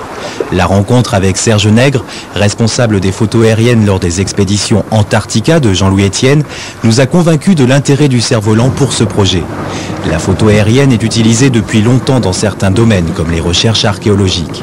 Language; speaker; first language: French; native; French